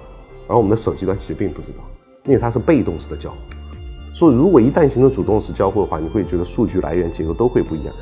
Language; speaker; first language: Chinese; native; Chinese